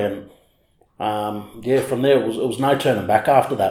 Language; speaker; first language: English; native; English